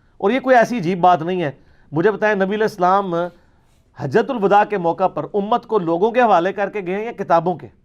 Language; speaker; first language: Urdu; non-native, local second language; Punjabi